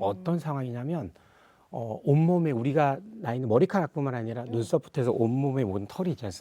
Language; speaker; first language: Korean; native; Korean